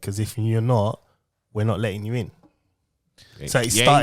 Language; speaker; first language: English; native; English